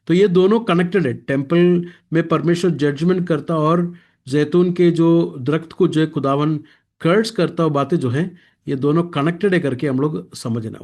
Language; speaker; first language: Hindi; non-native, local second language; Malayalam